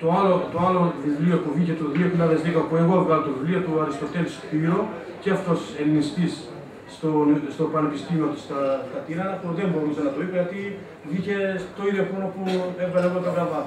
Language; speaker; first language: Greek; non-native, fluent; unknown